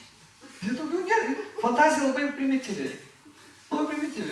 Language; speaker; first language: Lithuanian; native; Lithuanian